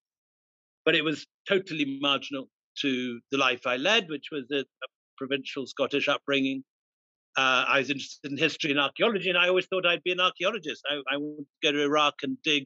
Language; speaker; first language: English; native; English